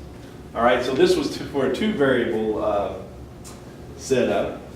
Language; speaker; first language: English; native; English